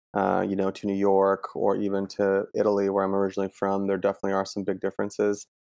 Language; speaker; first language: English; early bilingual, other home language; Italian